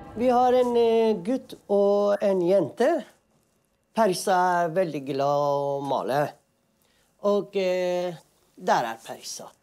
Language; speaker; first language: Norwegian; non-native, fluent; Persian